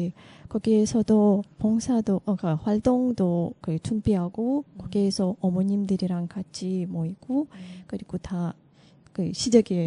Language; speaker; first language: Korean; non-native, learner; Russian